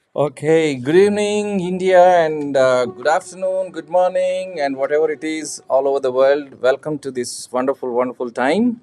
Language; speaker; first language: English; non-native, local second language; Telugu